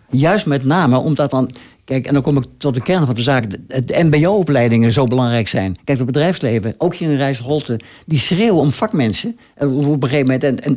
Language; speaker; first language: Dutch; native; Dutch